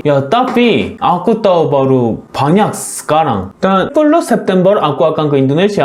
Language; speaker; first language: Indonesian; non-native, learner; Korean